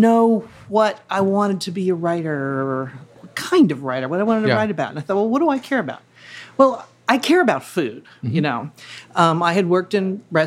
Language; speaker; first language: English; native; English